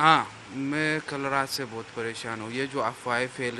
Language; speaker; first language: Hindi; non-native, fluent; Pashto